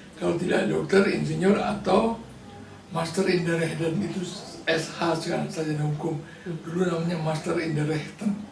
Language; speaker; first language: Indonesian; non-native, local second language; Balinese